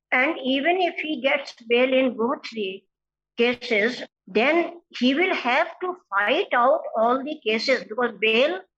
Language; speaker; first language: English; non-native, local second language; Hindi